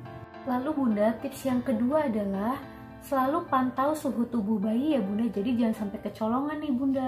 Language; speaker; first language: Indonesian; native; Indonesian